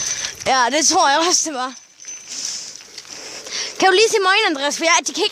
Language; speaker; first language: Danish; native; Danish